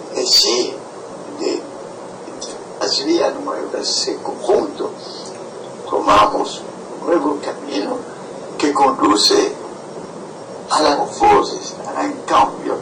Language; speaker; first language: Spanish; non-native, fluent; French